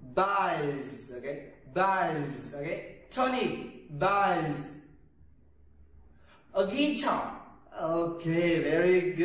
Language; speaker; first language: English; non-native, learner; Vietnamese